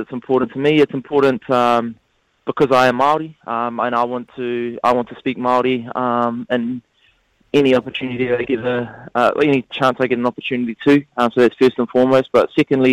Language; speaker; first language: English; native; English